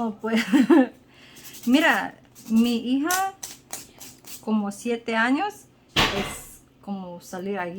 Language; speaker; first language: Spanish; non-native, learner; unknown